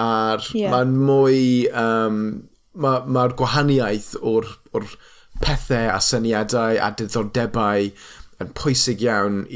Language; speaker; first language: Welsh; non-native, local second language; English